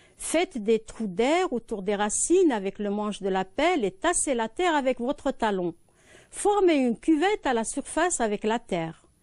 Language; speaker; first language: French; non-native, local second language; Arabic